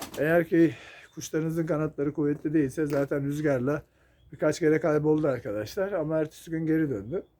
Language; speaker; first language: Turkish; native; Turkish